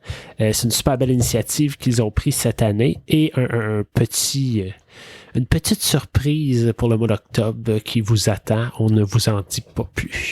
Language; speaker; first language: French; native; French